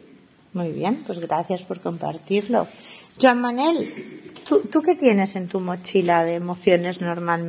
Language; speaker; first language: Spanish; native; Spanish